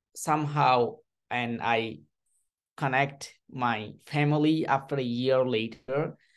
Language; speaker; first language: English; non-native, learner; Rohingya